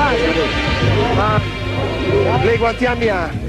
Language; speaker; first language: Italian; native; Italian